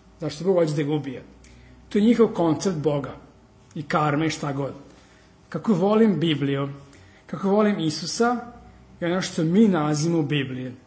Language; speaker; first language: Serbian; early bilingual, heritage; Serbian